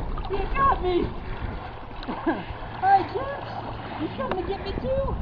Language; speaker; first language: English; native; English